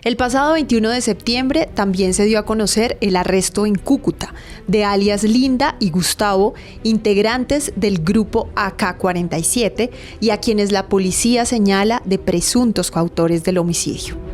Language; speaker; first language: Spanish; native; Spanish